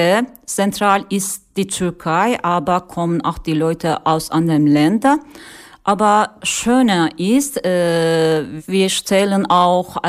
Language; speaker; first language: German; non-native, learner; Turkish